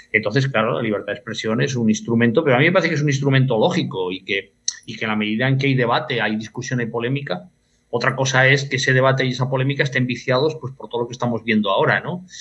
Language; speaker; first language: Spanish; native; Spanish